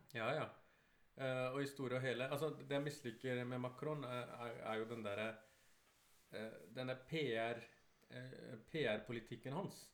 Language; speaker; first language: Norwegian; early bilingual, other home language; Urdu